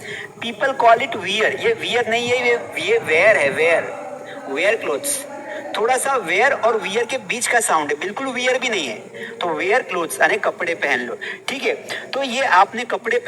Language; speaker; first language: Hindi; native; Hindi